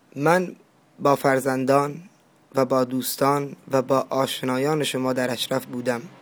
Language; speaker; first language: Persian; non-native, local second language; Baluchi